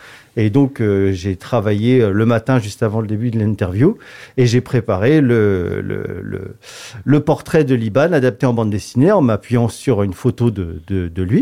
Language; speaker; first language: French; native; French